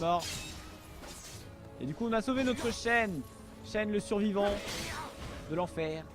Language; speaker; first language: French; native; French